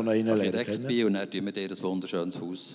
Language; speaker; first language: German; native; German